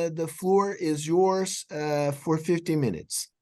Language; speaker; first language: English; non-native, fluent; Portuguese